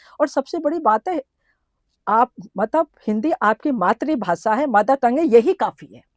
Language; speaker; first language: Hindi; native; Hindi